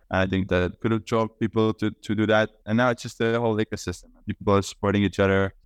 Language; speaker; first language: English; non-native, fluent; Estonian